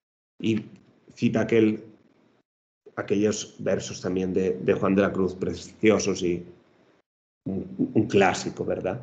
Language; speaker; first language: Spanish; native; Spanish